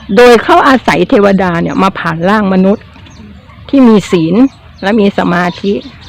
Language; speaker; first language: Thai; native; Thai